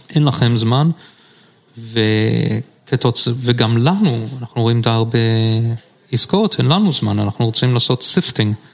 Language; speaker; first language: Hebrew; early bilingual, heritage; Hebrew